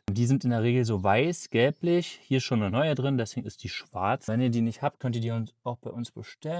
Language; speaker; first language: German; native; German